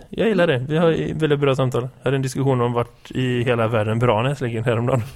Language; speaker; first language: Swedish; native; Swedish